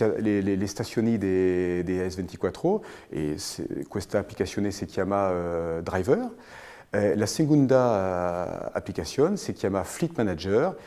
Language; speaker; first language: Italian; non-native, fluent; French